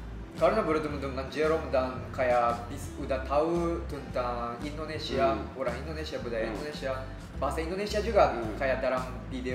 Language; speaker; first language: Indonesian; non-native, fluent; Japanese